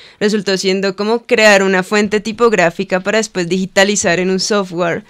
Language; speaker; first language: Spanish; native; Spanish